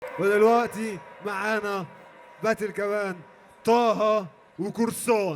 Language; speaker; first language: Arabic; native; Arabic